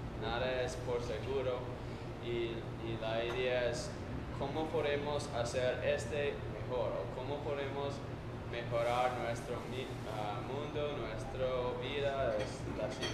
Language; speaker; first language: Spanish; non-native, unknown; English